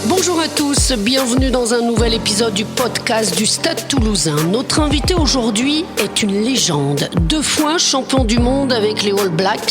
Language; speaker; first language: French; native; French